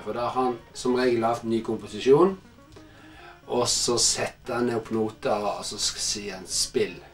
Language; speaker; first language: Norwegian; native; Norwegian